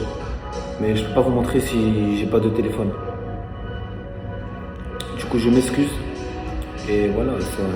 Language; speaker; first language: French; non-native, local second language; Arabic